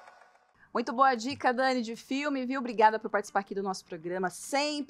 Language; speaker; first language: Portuguese; native; Portuguese